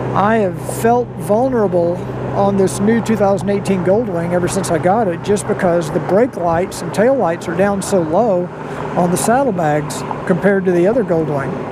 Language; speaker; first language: English; native; English